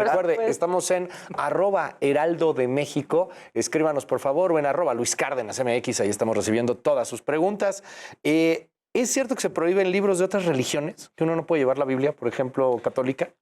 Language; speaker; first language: Spanish; native; Spanish